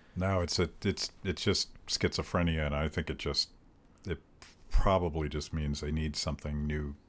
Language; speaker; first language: English; native; English